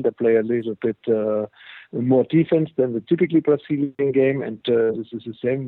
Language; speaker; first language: English; non-native, fluent; German